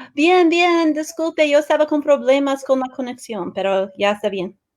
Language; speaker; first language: Spanish; non-native, fluent; English